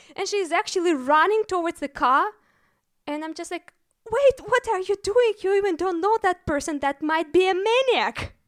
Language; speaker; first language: English; non-native, fluent; Russian